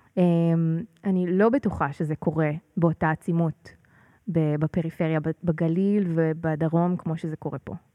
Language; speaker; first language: Hebrew; native; Hebrew